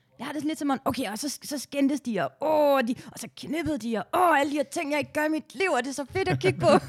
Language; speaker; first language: Danish; native; Danish